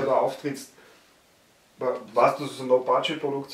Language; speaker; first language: German; native; German